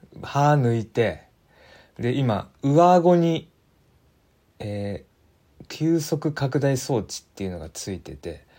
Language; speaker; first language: Japanese; native; Japanese